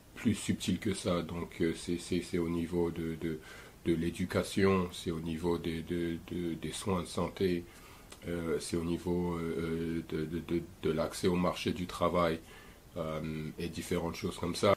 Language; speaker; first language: French; native; French